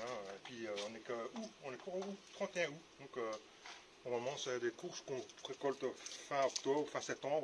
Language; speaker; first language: French; native; French